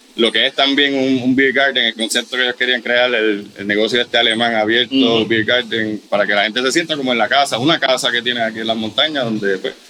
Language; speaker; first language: Spanish; non-native, local second language; German